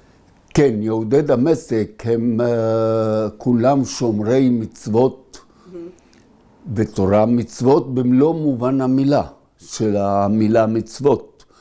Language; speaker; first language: Hebrew; early bilingual, other home language; Arabic